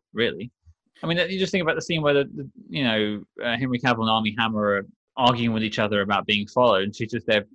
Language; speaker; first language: English; native; English